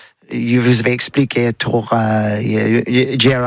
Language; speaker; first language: French; non-native, learner; English